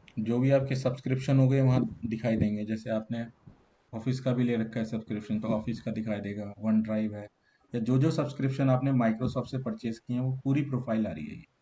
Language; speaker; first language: Hindi; native; Hindi